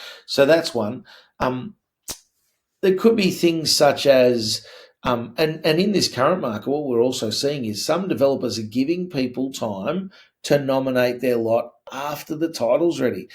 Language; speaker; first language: English; native; English